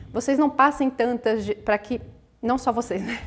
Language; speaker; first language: English; non-native, learner; Portuguese